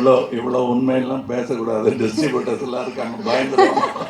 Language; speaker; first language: Tamil; native; Tamil